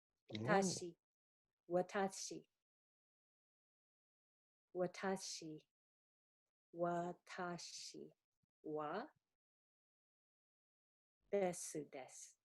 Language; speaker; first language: Japanese; non-native, fluent; English